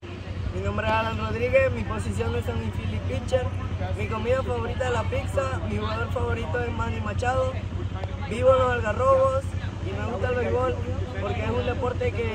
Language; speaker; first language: Spanish; native; Spanish